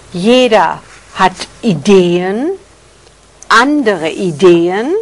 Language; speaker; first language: German; native; German